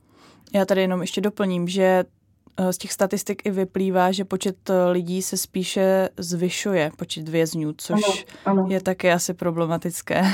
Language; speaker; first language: Czech; native; Czech